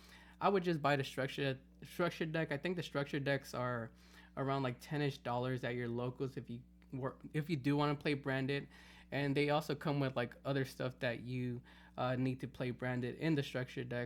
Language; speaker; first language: English; native; English